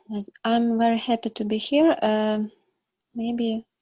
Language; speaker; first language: English; non-native, learner; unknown